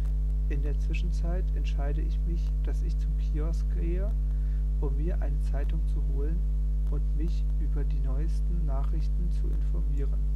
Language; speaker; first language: German; non-native, fluent; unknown